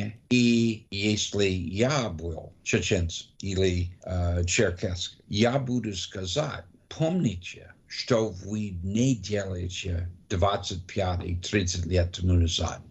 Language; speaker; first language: Russian; non-native, learner; English